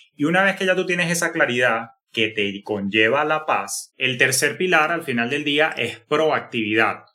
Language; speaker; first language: Spanish; native; Spanish